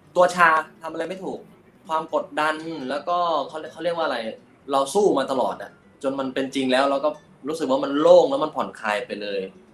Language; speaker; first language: Thai; native; Thai